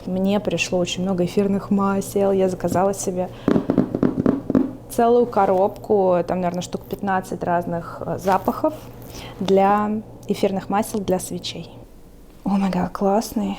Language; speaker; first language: Russian; native; Russian